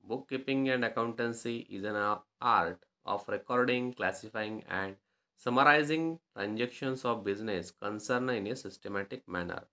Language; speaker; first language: English; non-native, local second language; Marathi